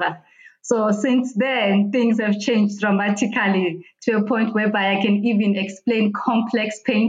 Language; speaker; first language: English; non-native, local second language; Xhosa